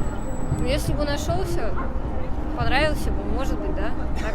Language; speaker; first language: Russian; native; Russian